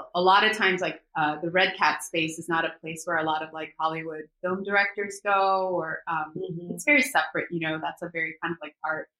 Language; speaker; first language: English; early bilingual, other home language; Korean